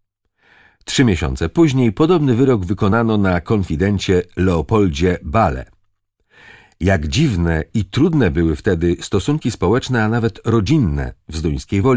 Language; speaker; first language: Polish; native; Polish